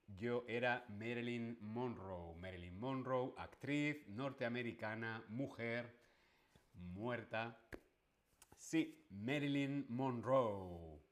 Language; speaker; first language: Spanish; native; Spanish